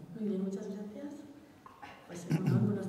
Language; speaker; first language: Spanish; native; Spanish